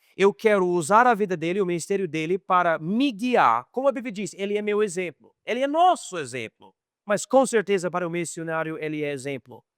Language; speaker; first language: Portuguese; non-native, fluent; English